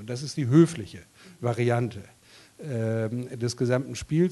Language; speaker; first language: German; native; German